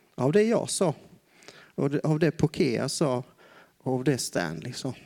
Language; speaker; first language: Swedish; native; Swedish